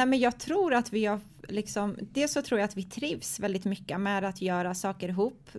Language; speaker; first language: Swedish; early bilingual, other home language; Croatian